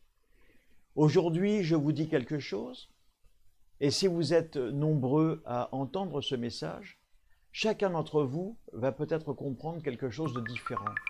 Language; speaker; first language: French; native; French